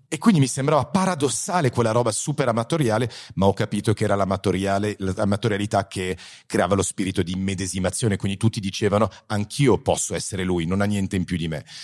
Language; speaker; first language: Italian; early bilingual, heritage; Italian